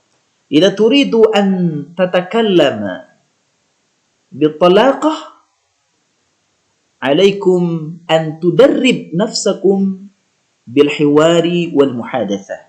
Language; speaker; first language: Arabic; non-native, fluent; Indonesian